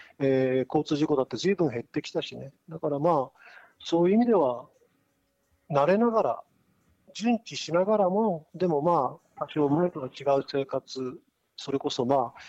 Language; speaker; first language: Japanese; native; Japanese